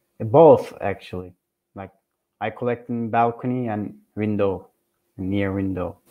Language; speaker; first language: English; non-native, learner; Turkish